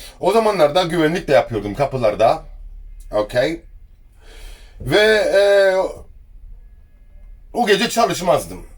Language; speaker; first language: Turkish; early bilingual, heritage; Turkish